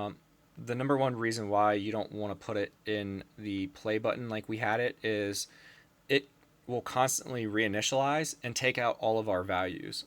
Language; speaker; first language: English; native; English